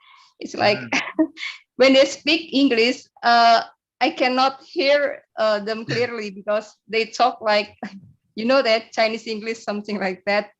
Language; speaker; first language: English; non-native, learner; Indonesian